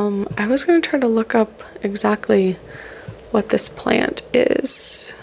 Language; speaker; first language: English; native; English